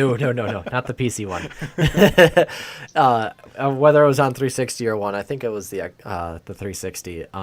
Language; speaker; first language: English; native; English